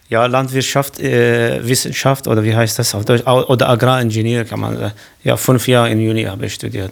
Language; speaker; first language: German; non-native, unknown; Kurdish